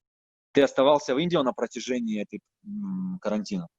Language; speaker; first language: Russian; native; Russian